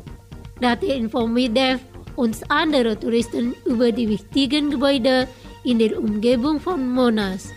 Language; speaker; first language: German; non-native, fluent; Indonesian